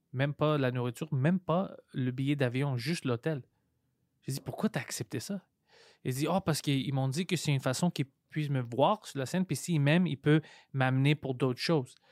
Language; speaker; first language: French; non-native, local second language; Greek